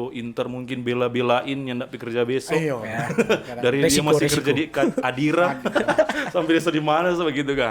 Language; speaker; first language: Indonesian; non-native, local second language; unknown